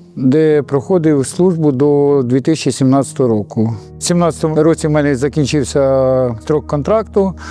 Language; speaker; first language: Ukrainian; native; Ukrainian